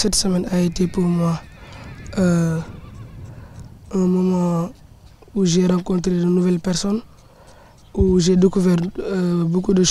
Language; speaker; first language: French; non-native, local second language; Wolof